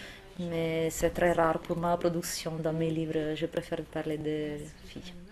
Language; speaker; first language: French; non-native, fluent; Italian